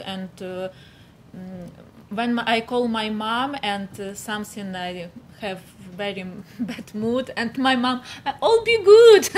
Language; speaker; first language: English; non-native, learner; Ukrainian